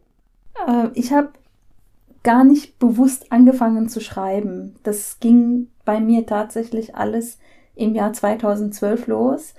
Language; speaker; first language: German; early bilingual, other home language; Persian